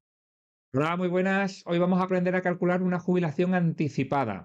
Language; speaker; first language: Spanish; native; Spanish